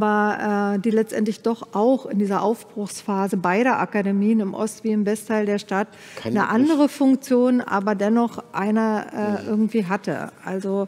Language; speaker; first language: German; native; German